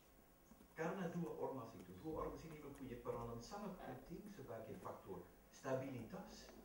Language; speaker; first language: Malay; non-native, fluent; Dutch